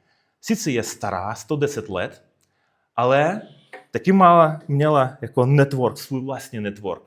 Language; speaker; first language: Czech; non-native, fluent; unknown